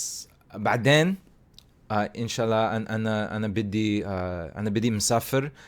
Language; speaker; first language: Arabic; non-native, learner; English